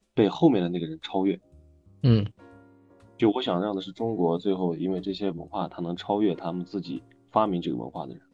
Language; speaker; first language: Chinese; native; Chinese